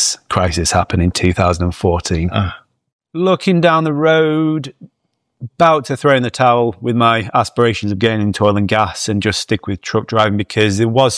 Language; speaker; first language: English; native; English